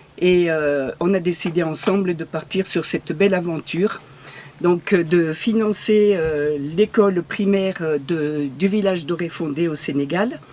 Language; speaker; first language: French; native; French